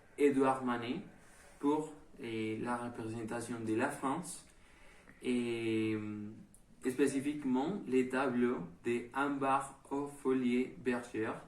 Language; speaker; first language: French; non-native, learner; Spanish